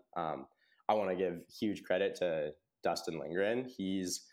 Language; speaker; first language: English; native; English